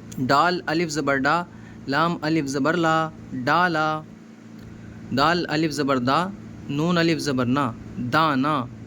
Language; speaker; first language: Urdu; native; Urdu